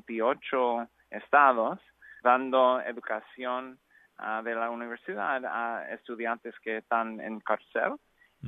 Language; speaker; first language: Spanish; non-native, learner; English